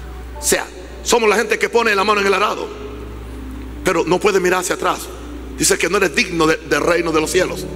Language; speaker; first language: Spanish; native; Spanish